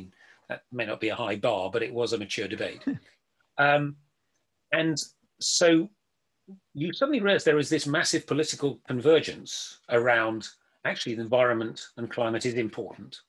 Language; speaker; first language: English; native; English